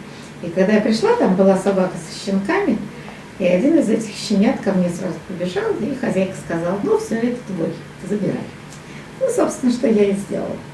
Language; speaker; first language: Russian; native; Russian